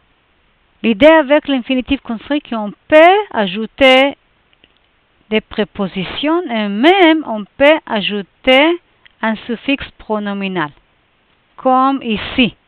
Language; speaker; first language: French; non-native, fluent; Hebrew